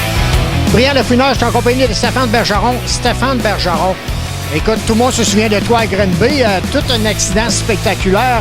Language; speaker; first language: French; native; French